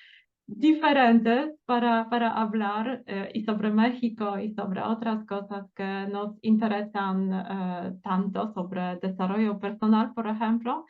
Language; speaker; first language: Spanish; non-native, fluent; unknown